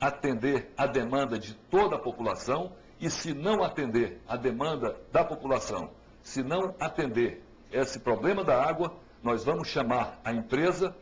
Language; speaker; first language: Portuguese; native; Portuguese